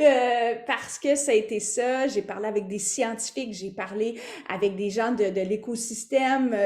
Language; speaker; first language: French; native; French